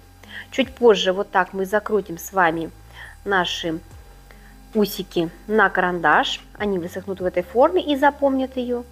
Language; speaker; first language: Russian; native; Russian